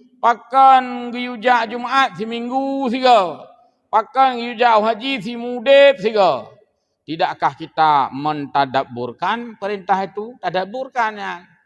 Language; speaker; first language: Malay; non-native, local second language; Achinese